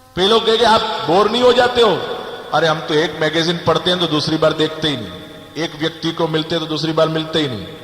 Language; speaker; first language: Hindi; non-native, local second language; Gujarati